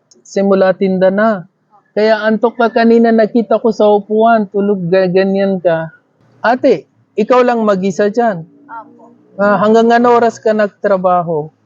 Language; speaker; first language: Filipino; non-native, learner; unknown